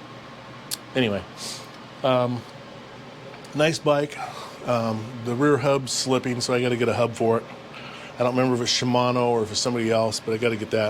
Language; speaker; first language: English; native; English